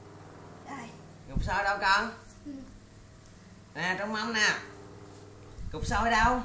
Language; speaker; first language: Vietnamese; native; Vietnamese